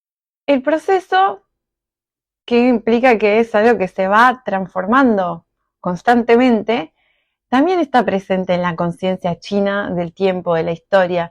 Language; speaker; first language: Spanish; native; Spanish